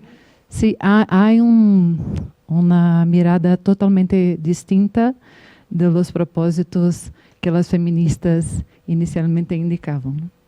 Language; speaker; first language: Spanish; non-native, learner; Portuguese